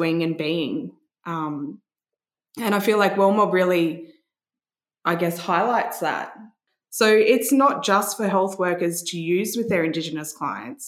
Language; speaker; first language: English; native; English